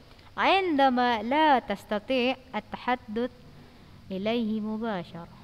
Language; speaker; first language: Arabic; non-native, fluent; Indonesian